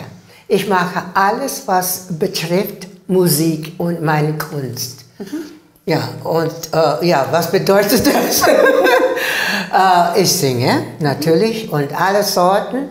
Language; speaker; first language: German; non-native, learner; English